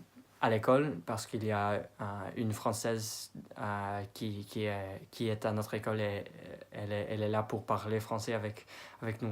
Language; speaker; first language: French; non-native, fluent; English